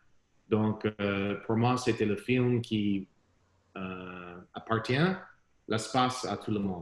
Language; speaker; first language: French; non-native, learner; English